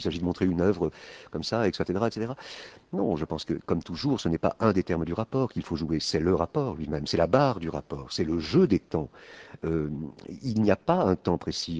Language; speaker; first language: French; native; French